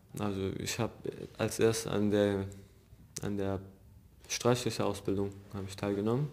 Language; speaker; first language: German; early bilingual, other home language; Arabic